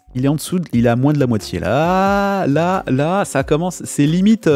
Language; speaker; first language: French; native; French